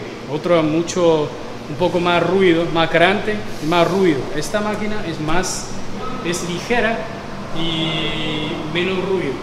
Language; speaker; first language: Spanish; non-native, fluent; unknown